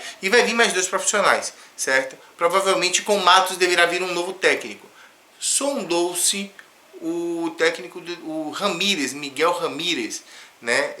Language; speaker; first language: Portuguese; native; Portuguese